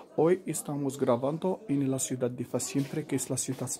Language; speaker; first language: Spanish; non-native, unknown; Arabic